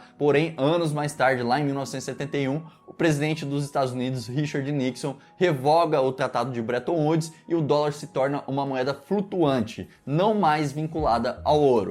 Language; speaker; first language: Portuguese; native; Portuguese